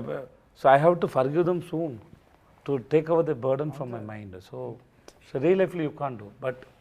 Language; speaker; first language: Telugu; non-native, learner; Tamil